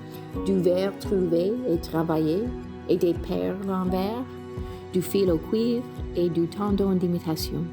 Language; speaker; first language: French; non-native, fluent; English